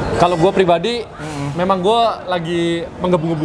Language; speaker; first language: Indonesian; native; Indonesian